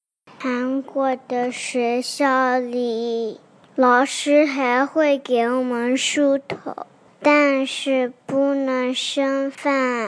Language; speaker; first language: Chinese; early bilingual, heritage; Chinese